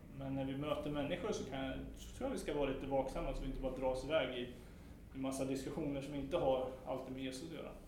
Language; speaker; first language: Swedish; native; Swedish